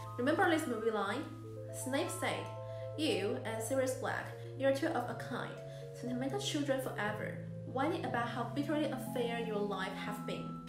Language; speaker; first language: English; non-native, fluent; Chinese